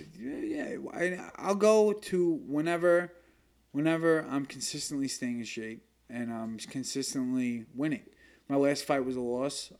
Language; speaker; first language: English; native; English